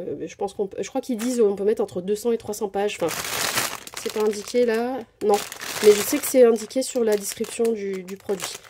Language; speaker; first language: French; native; French